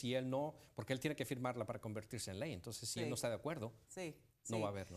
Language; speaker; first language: Spanish; native; Spanish